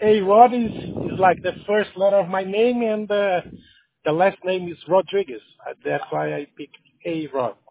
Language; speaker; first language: English; non-native, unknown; Portuguese